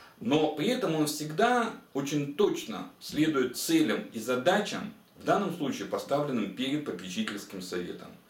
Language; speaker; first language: Russian; native; Russian